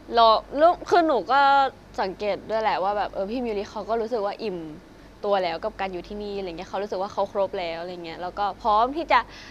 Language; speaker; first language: Thai; native; Thai